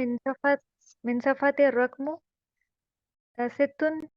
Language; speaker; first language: Arabic; non-native, fluent; Urdu